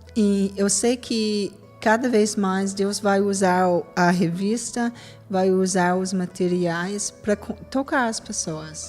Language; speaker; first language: Portuguese; non-native, fluent; English